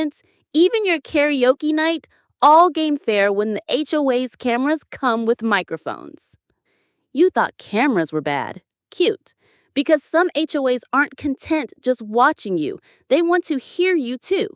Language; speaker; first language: English; native; English